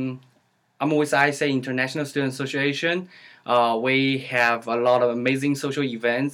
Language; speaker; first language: English; non-native, learner; Chinese